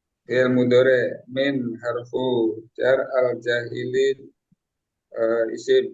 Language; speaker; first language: Arabic; non-native, learner; Indonesian